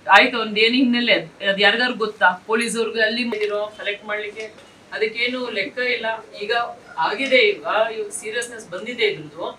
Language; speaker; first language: Kannada; native; Kannada